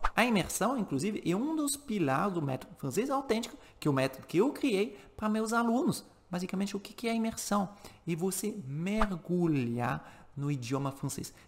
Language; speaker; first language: Portuguese; non-native, fluent; French